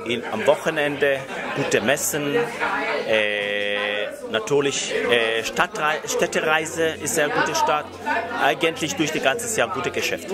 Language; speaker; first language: German; non-native, learner; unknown